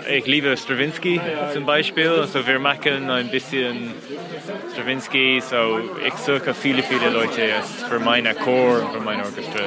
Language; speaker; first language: German; non-native, learner; English